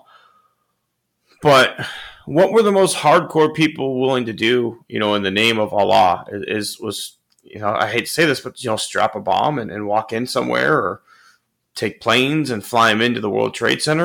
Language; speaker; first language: English; native; English